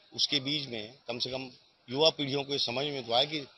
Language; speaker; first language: Hindi; native; Hindi